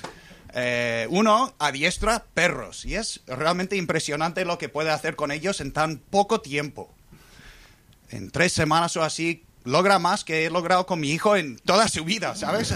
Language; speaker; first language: Spanish; non-native, fluent; English